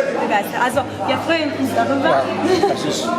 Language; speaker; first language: German; non-native, learner; Polish